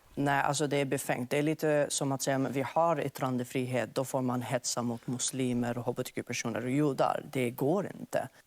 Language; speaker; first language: Swedish; non-native, fluent; Arabic